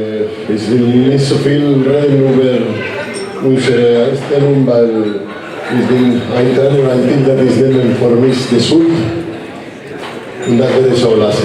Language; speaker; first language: German; non-native, learner; Spanish